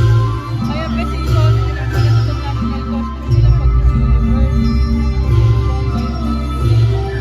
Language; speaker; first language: Filipino; native; Filipino